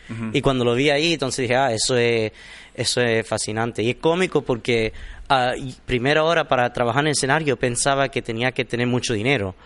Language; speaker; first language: Spanish; early bilingual, heritage; Spanish